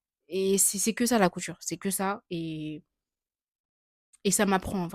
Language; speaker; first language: French; native; French